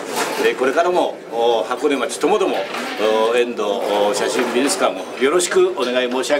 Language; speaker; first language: Japanese; native; Japanese